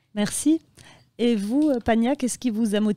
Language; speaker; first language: French; native; French